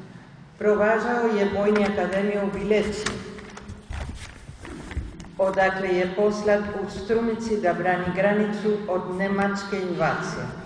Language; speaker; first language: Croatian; early bilingual, heritage; Spanish